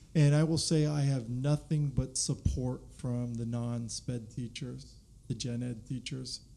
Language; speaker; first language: English; native; English